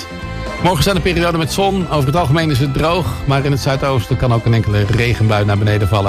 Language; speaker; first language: Dutch; native; Dutch